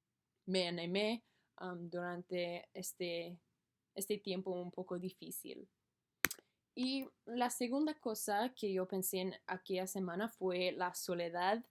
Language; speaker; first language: Spanish; non-native, learner; English